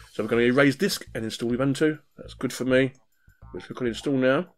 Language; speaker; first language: English; native; English